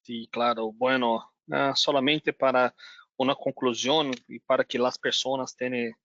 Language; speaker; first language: Spanish; non-native, learner; Portuguese